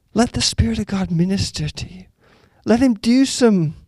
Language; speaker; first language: English; native; English